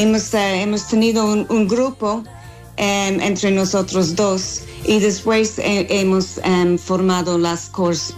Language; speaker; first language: Spanish; non-native, learner; English